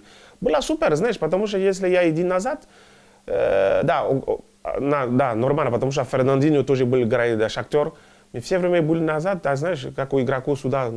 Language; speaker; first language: Russian; non-native, learner; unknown